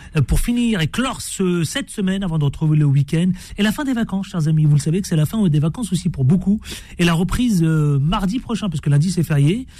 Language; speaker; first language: French; native; French